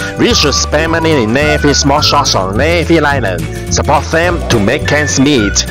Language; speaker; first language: English; non-native, local second language; Cantonese